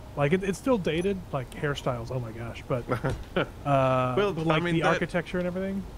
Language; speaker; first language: English; native; English